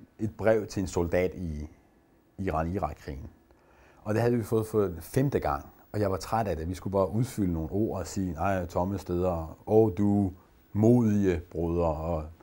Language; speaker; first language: Danish; early bilingual, other home language; Persian